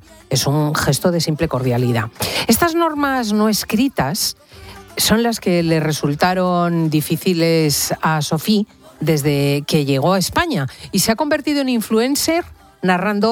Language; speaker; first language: Spanish; native; Spanish